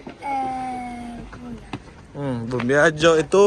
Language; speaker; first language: Italian; non-native, local second language; Filipino